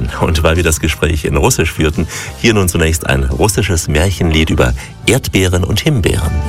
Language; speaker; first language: German; native; German